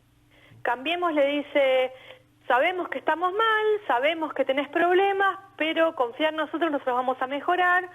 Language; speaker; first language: Spanish; native; Spanish